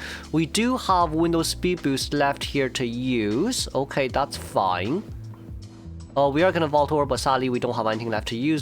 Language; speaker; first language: English; non-native, fluent; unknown